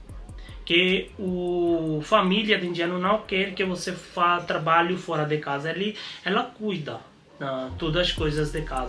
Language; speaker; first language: Portuguese; non-native, learner; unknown